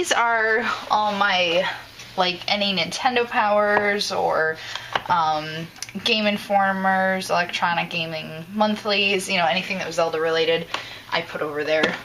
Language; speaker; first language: English; native; English